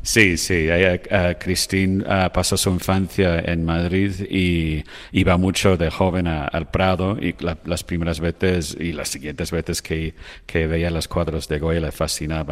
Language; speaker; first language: Spanish; non-native, fluent; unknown